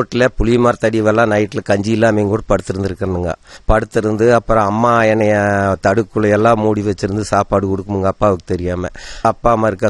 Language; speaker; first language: Tamil; native; Tamil